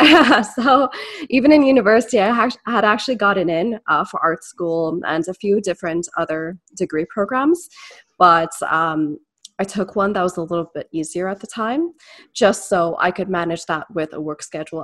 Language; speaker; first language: English; native; English